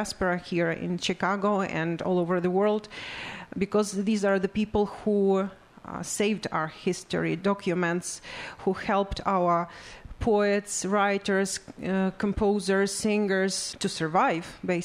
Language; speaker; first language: English; non-native, fluent; Ukrainian